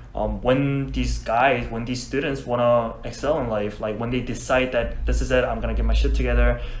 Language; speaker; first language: English; non-native, fluent; Korean